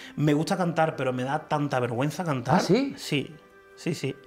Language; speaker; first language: Spanish; native; Spanish